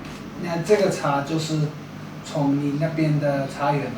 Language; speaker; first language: Chinese; non-native, fluent; English